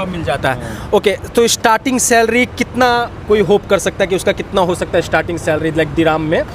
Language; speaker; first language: Hindi; native; Hindi